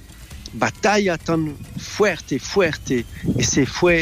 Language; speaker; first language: Spanish; non-native, fluent; French